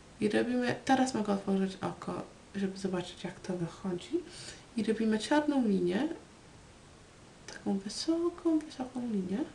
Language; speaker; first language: Polish; early bilingual, heritage; Polish